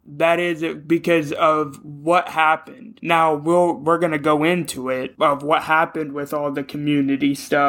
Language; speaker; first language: English; native; English